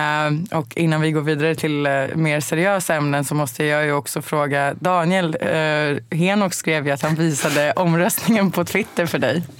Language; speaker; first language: Swedish; native; Swedish